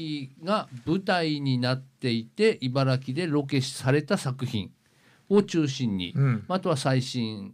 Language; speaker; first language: Japanese; native; Japanese